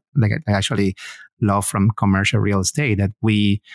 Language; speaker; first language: English; non-native, fluent; Spanish